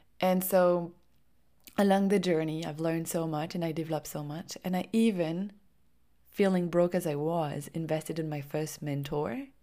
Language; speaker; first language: English; non-native, fluent; French